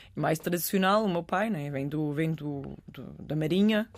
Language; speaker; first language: Portuguese; early bilingual, other home language; Danish